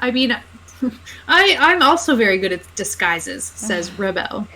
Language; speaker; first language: English; native; English